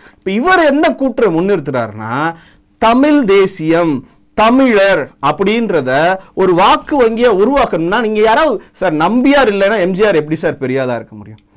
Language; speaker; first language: Tamil; non-native, local second language; Telugu